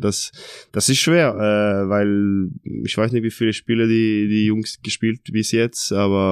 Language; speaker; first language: German; non-native, fluent; Norwegian